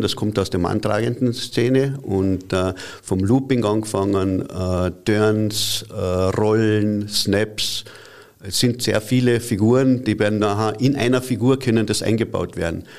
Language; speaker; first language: German; native; German